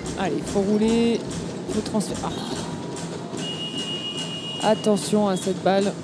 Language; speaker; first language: French; native; French